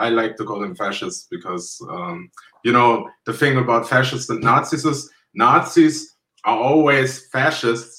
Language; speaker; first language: English; non-native, fluent; German